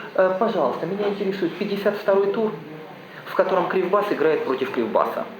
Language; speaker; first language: Russian; native; Russian